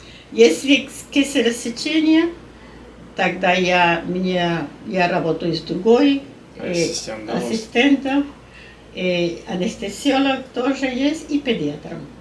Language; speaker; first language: Russian; non-native, learner; Spanish